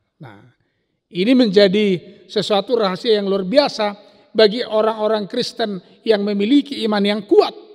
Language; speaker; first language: Indonesian; non-native, local second language; Batak Toba